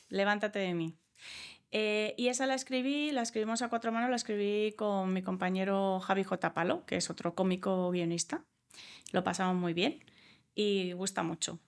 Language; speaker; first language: Spanish; early bilingual, other home language; English